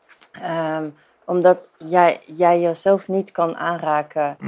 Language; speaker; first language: Dutch; non-native, fluent; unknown